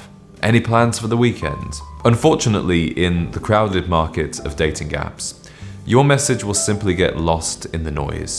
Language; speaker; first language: English; native; English